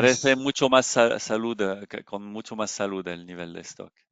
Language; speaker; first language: Spanish; non-native, learner; French